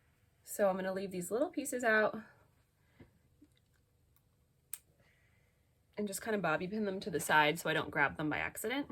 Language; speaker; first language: English; native; English